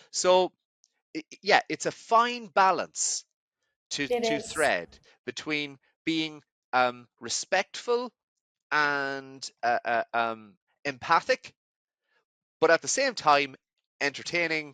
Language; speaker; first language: English; native; English